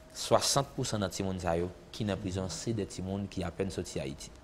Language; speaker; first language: French; native; French